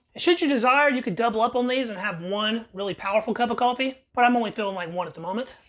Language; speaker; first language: English; native; English